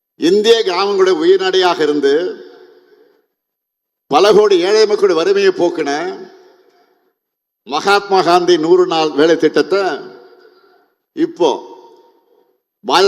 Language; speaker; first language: Tamil; native; Tamil